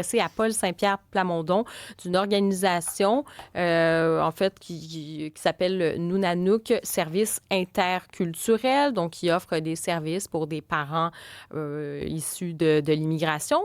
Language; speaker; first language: French; native; French